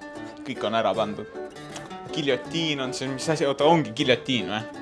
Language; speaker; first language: Estonian; native; Estonian